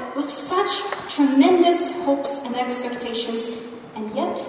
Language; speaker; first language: English; non-native, fluent; Russian